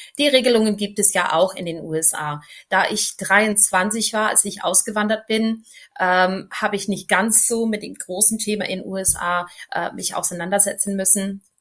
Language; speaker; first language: German; non-native, fluent; English